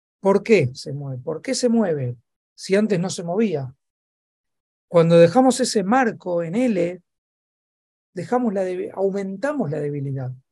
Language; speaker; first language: Spanish; native; Spanish